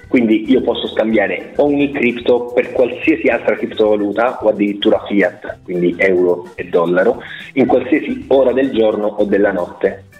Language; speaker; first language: Italian; native; Italian